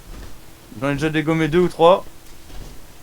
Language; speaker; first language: French; native; French